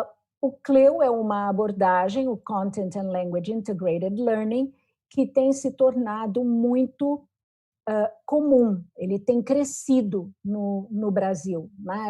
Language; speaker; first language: Portuguese; native; Portuguese